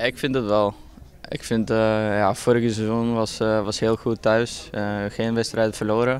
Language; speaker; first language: Dutch; non-native, fluent; Norwegian